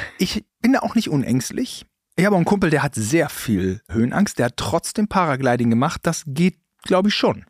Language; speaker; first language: German; native; German